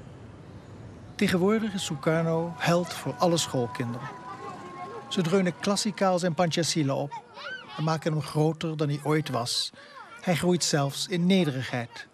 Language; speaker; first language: Dutch; native; Dutch